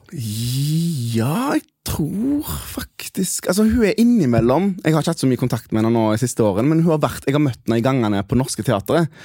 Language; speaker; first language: Norwegian; early bilingual, other home language; Hindi